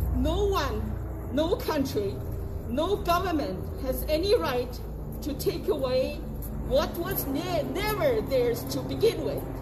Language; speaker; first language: English; non-native, fluent; Uyghur